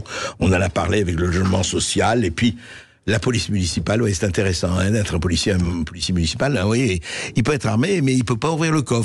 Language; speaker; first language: French; native; French